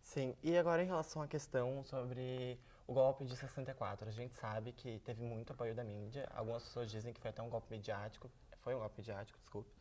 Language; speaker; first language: Portuguese; native; Portuguese